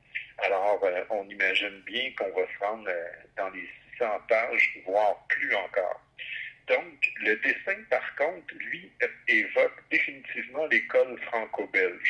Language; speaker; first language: French; native; French